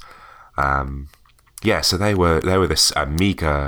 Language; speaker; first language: English; native; English